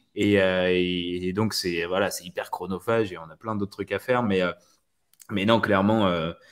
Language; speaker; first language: French; native; French